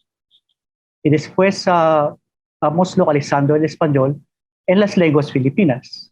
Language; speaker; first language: Spanish; non-native, fluent; Filipino